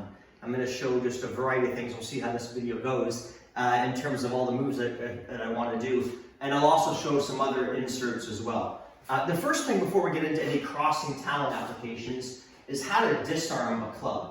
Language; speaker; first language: English; native; English